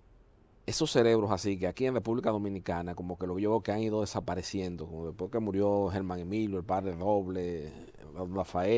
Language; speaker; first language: Spanish; native; Spanish